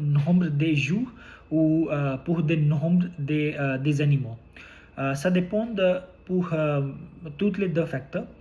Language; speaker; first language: French; non-native, learner; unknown